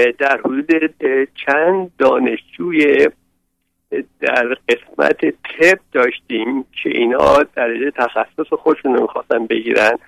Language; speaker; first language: Persian; native; Persian